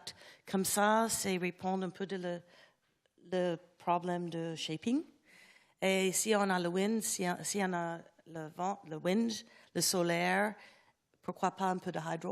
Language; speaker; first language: French; non-native, learner; English